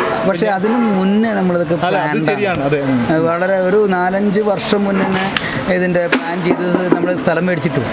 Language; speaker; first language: Malayalam; native; Malayalam